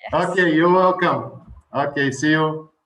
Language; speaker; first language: English; non-native, fluent; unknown